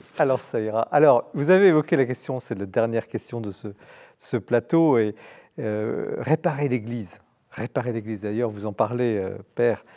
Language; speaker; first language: French; native; French